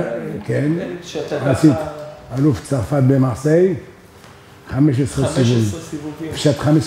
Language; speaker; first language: Hebrew; non-native, learner; French